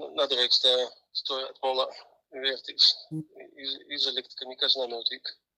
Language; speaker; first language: Latvian; native; Latvian